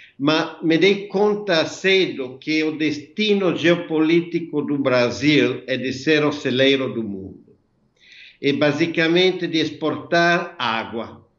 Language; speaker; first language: Portuguese; non-native, fluent; Italian